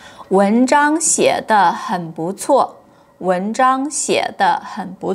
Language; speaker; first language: Chinese; non-native, fluent; Portuguese